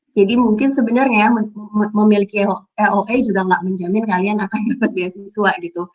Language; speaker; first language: Indonesian; native; Indonesian